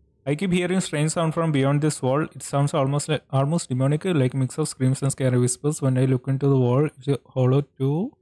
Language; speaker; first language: English; non-native, local second language; Malayalam